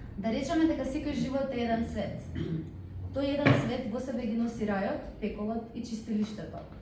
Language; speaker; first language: Macedonian; early bilingual, heritage; Macedonian